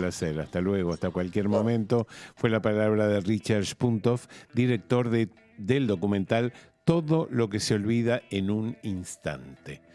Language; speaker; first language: Spanish; native; Spanish